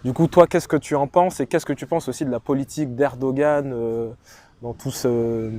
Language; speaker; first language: French; native; French